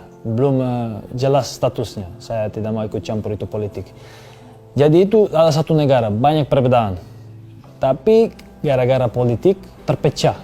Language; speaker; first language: Indonesian; non-native, fluent; Serbian